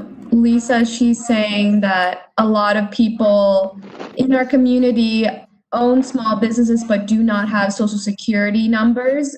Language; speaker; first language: English; early bilingual, other home language; Spanish